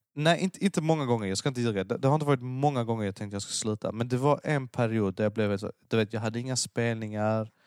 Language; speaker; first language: Swedish; early bilingual, other home language; Persian